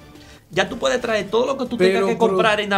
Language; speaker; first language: Spanish; native; Spanish